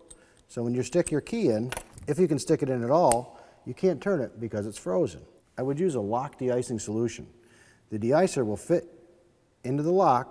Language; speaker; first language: English; native; English